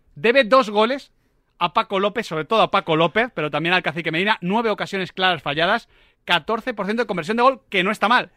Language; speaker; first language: Spanish; native; Spanish